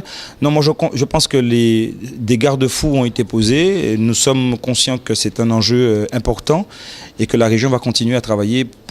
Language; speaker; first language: French; native; French